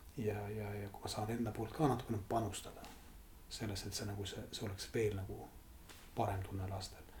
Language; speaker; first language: Estonian; non-native, local second language; Russian